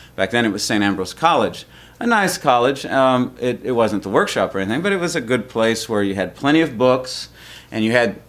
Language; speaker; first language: English; early bilingual, other home language; Spanish